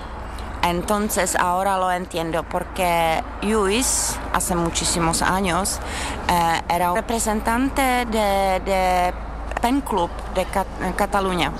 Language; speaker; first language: Spanish; non-native, learner; Czech